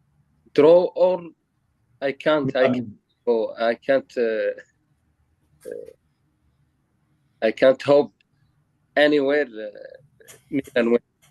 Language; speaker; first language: English; non-native, learner; Arabic